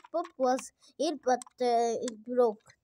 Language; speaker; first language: English; non-native, learner; Arabic